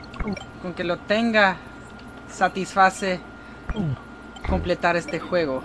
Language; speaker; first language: Spanish; non-native, fluent; English